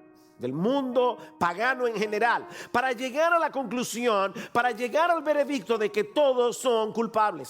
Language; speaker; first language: Spanish; native; Spanish